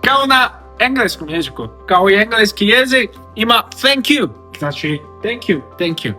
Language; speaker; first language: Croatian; non-native, fluent; Korean